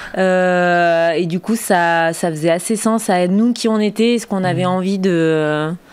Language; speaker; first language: French; native; French